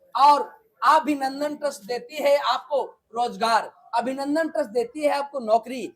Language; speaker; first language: Hindi; native; Hindi